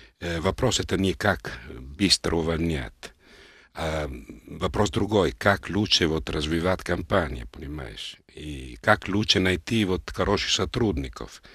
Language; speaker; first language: Russian; non-native, fluent; Italian